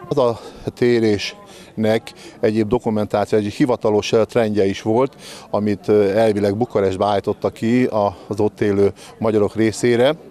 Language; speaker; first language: Hungarian; native; Hungarian